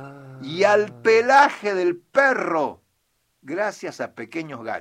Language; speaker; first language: Spanish; native; Spanish